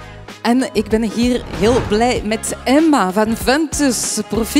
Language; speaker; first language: Dutch; non-native, fluent; French